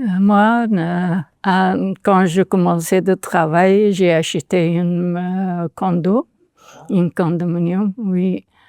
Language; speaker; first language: French; non-native, learner; Persian